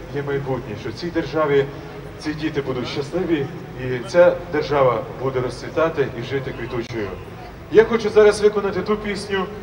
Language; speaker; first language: Ukrainian; native; Ukrainian